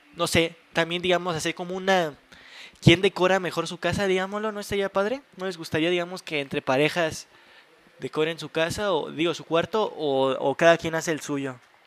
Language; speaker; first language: Spanish; native; Spanish